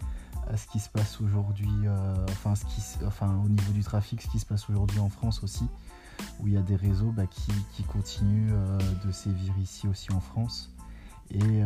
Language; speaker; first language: French; native; French